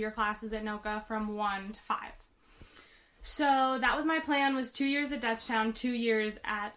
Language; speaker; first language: English; native; English